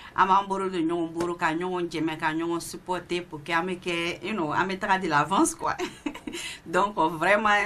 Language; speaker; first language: French; non-native, local second language; Mandingo